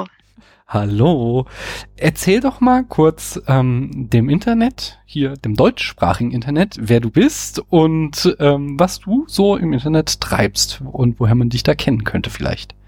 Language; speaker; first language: German; native; German